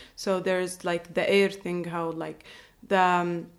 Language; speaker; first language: English; non-native, fluent; Arabic